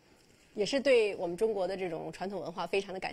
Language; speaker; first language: Chinese; native; Chinese